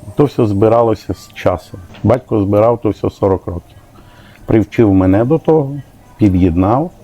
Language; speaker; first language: Ukrainian; native; Ukrainian